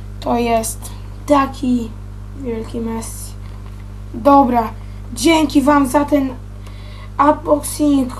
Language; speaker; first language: Polish; native; Polish